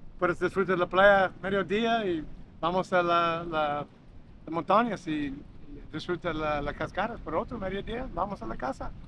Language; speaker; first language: Spanish; non-native, learner; English